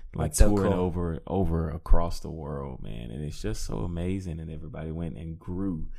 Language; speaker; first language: English; native; English